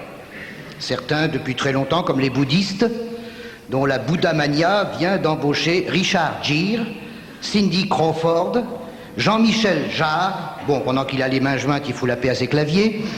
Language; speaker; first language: French; native; French